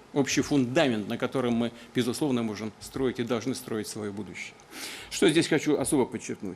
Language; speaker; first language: Russian; native; Russian